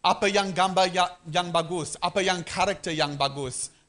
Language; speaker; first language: Indonesian; non-native, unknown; English